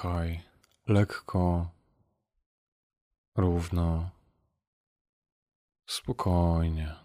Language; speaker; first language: Polish; native; Polish